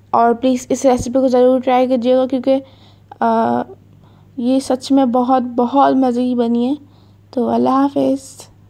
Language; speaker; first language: Urdu; native; Urdu